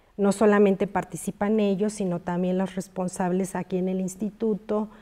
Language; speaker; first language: Spanish; native; Spanish